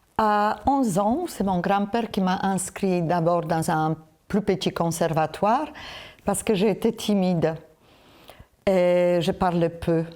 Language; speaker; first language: French; non-native, fluent; Polish